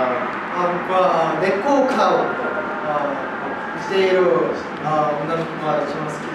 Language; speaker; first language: Japanese; non-native, learner; Korean